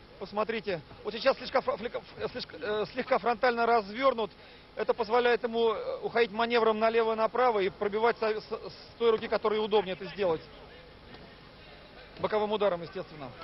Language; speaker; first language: Russian; native; Russian